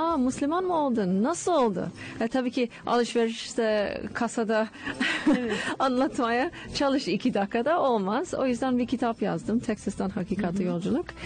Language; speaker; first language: Turkish; non-native, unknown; English